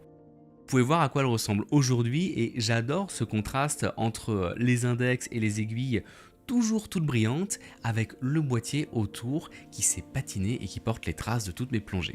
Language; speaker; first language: French; native; French